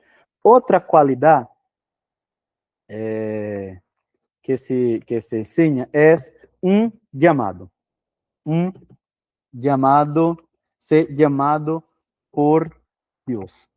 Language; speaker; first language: Spanish; non-native, fluent; Portuguese